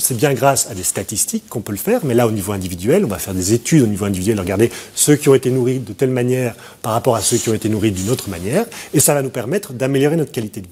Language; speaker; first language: French; native; French